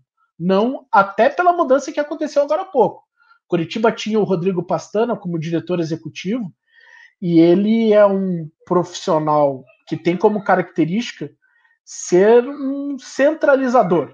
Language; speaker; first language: Portuguese; native; Portuguese